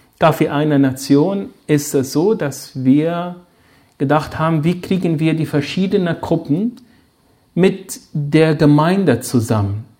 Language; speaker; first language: German; non-native, fluent; Arabic